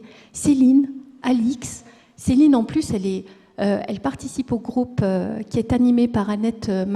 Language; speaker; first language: French; native; French